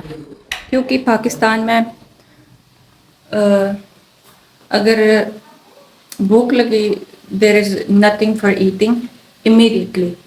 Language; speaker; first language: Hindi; non-native, learner; Chinese